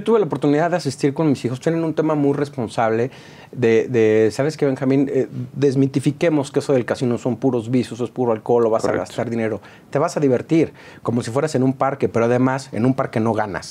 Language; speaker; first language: Spanish; native; Spanish